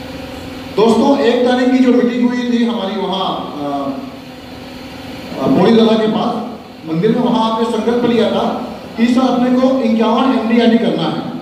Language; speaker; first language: Hindi; native; Hindi